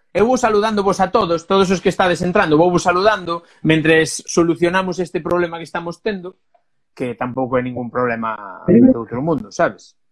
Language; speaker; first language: Galician; native; Galician